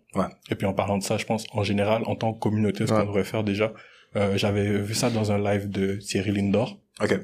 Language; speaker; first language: French; early bilingual, other home language; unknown